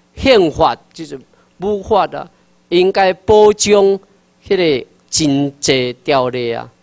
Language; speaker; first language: Chinese; non-native, local second language; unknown